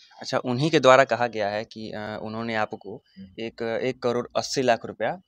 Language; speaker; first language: Hindi; native; Hindi